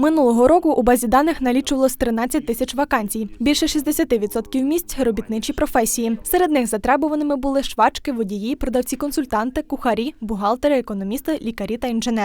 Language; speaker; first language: Ukrainian; native; Ukrainian